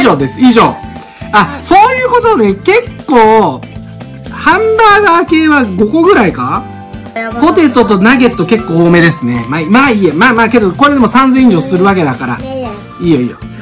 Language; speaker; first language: Japanese; native; Japanese